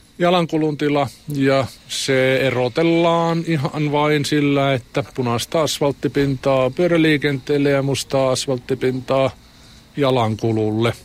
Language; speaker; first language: Finnish; native; Finnish